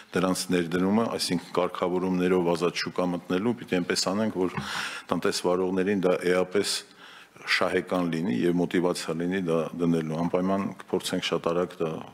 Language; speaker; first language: Armenian; native; Armenian